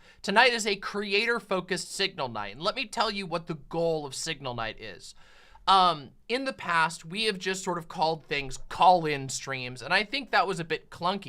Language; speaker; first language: English; native; English